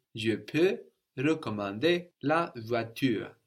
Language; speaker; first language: French; non-native, fluent; English